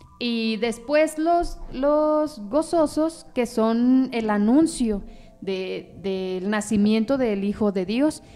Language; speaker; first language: Spanish; native; Spanish